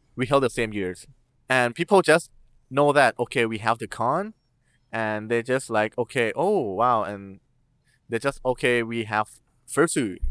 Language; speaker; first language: English; non-native, learner; Thai